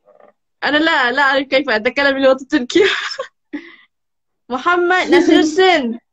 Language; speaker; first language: Arabic; non-native, learner; Malay